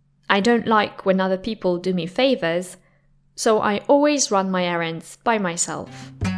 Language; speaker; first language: English; non-native, fluent; Polish